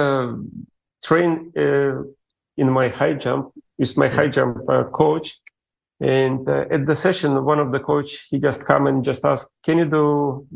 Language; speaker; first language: English; non-native, fluent; Russian